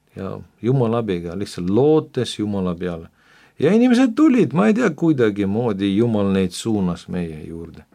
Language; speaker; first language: Estonian; non-native, local second language; Russian